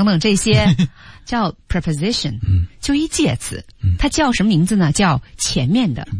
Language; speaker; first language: Chinese; native; Chinese